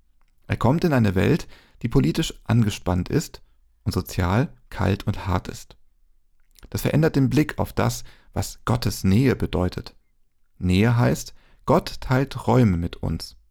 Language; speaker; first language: German; native; German